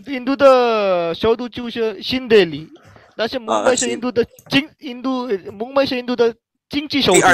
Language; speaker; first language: Chinese; non-native, learner; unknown